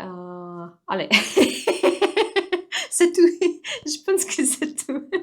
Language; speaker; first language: French; non-native, learner; Russian